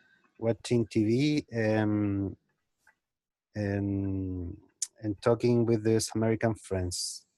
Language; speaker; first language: English; non-native, learner; Spanish